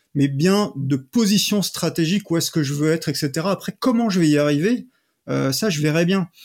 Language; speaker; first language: French; native; French